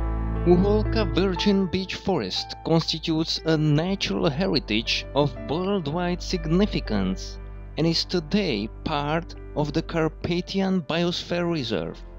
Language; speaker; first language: English; non-native, fluent; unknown